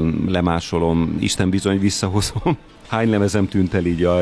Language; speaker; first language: Hungarian; native; Hungarian